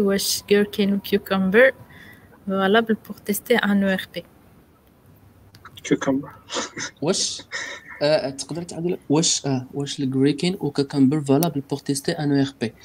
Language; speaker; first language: French; non-native, local second language; Arabic